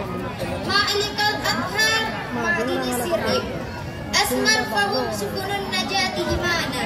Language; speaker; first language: Arabic; non-native, learner; Indonesian